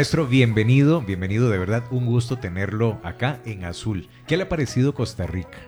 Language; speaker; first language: Spanish; native; Spanish